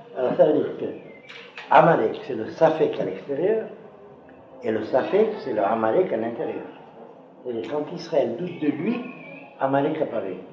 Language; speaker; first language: French; native; French